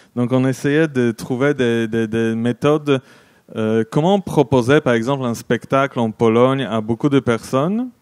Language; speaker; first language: French; non-native, fluent; Polish